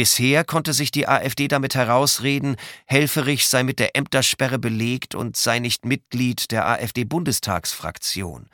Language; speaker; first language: German; native; German